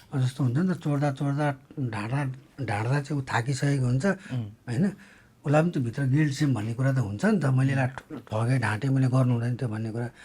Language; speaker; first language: Nepali; native; Nepali